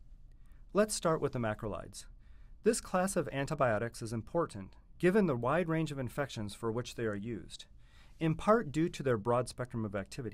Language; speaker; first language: English; native; English